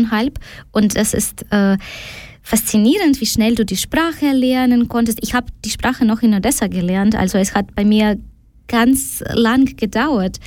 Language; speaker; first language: German; non-native, fluent; Ukrainian